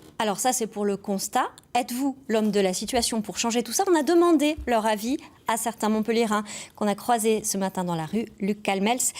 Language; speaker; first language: French; native; French